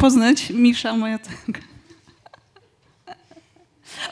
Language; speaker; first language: Ukrainian; non-native, fluent; Polish